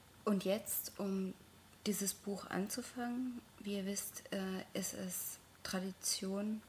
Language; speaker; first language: German; non-native, fluent; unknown